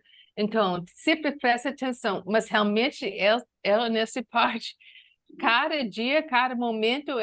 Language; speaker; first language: Portuguese; non-native, learner; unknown